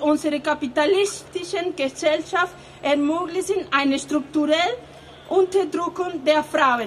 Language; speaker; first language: German; non-native, fluent; Spanish